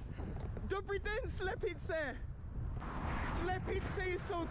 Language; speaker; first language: Czech; non-native, learner; English